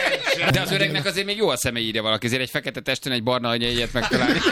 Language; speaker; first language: Hungarian; native; Hungarian